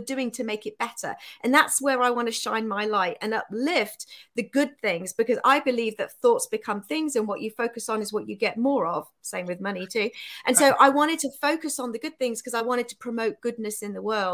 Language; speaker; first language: English; native; English